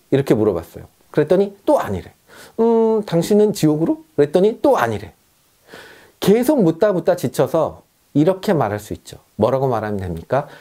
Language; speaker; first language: Korean; native; Korean